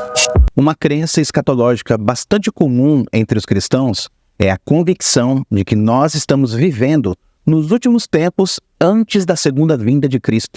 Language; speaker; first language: Portuguese; native; Portuguese